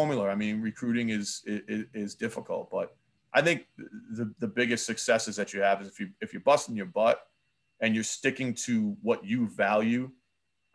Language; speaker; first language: English; native; English